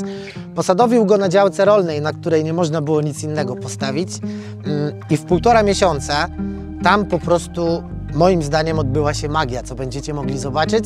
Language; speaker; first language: Polish; native; Polish